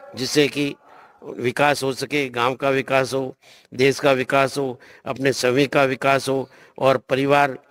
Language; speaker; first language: Hindi; native; Hindi